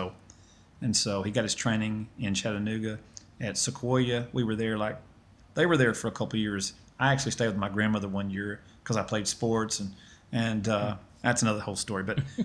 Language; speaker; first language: English; native; English